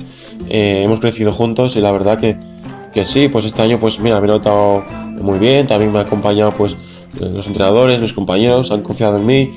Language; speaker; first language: Spanish; native; Spanish